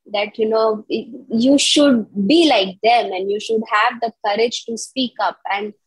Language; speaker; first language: English; non-native, local second language; Gujarati